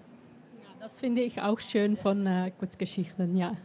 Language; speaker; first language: German; non-native, learner; Dutch